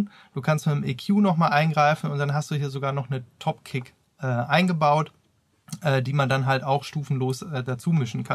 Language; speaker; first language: German; native; German